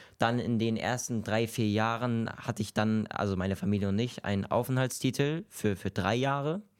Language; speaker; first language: German; early bilingual, other home language; Kurdish